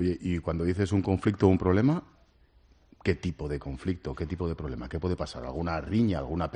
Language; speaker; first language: Spanish; native; Spanish